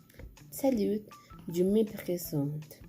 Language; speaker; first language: French; non-native, learner; Spanish